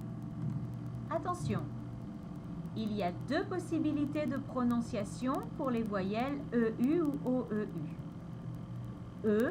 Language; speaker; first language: French; native; French